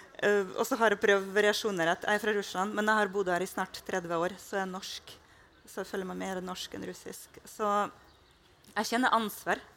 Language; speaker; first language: Norwegian; non-native, fluent; Russian